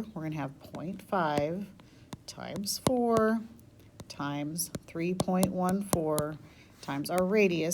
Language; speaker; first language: English; native; English